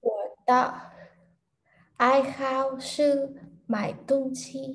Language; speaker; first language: Chinese; non-native, learner; Vietnamese